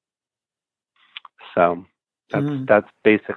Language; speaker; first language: English; native; English